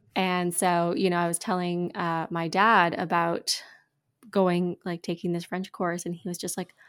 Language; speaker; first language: English; native; English